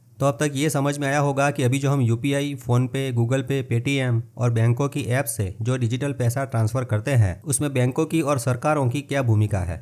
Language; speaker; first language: Hindi; non-native, local second language; Gujarati